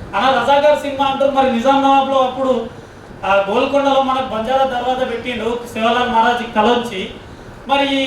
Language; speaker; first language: Telugu; non-native, local second language; Lambadi